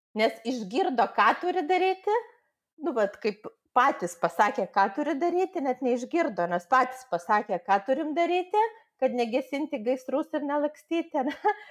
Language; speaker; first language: Lithuanian; non-native, local second language; Russian